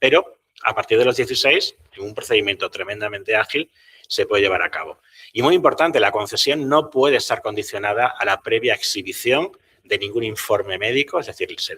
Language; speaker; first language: Spanish; native; Spanish